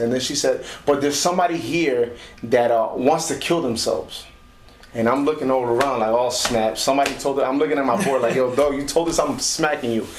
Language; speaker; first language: English; early bilingual, other home language; Spanish